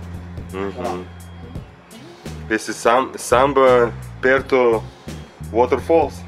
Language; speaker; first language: Portuguese; non-native, learner; Russian